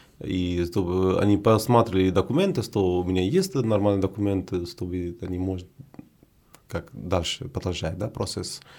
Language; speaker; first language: Russian; non-native, fluent; Hindi